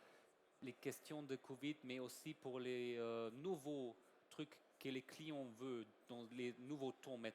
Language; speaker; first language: French; non-native, learner; German